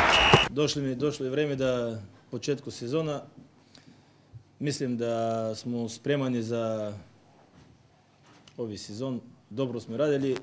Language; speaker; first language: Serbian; non-native, learner; Bulgarian